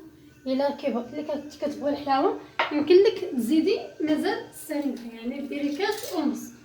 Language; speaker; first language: Arabic; native; Arabic